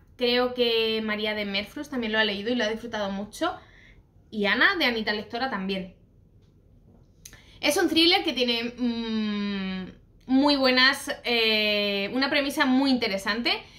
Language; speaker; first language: Spanish; native; Spanish